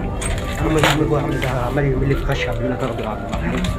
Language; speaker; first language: Arabic; native; Arabic